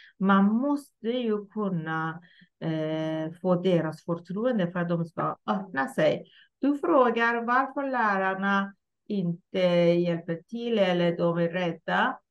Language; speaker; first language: Swedish; non-native, fluent; Persian